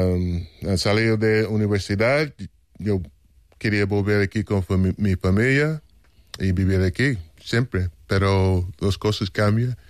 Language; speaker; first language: Spanish; non-native, fluent; English